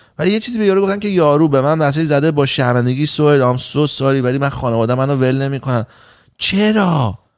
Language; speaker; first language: Persian; native; Persian